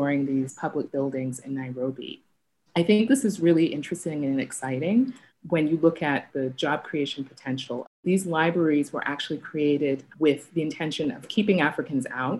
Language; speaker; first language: English; non-native, local second language; Yoruba